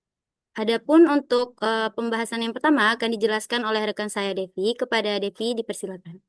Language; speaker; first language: Indonesian; native; Indonesian